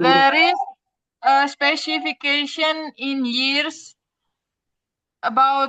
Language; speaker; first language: English; non-native, learner; Indonesian